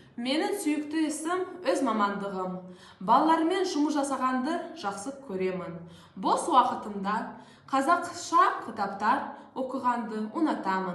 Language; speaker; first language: Kazakh; non-native, local second language; Azerbaijani